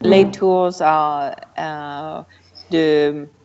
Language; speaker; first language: French; non-native, learner; English